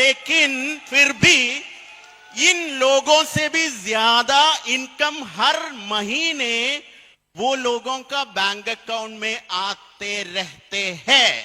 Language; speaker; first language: Hindi; non-native, local second language; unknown